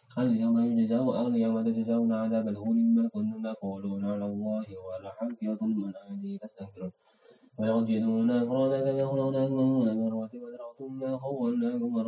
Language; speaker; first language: Arabic; non-native, learner; Indonesian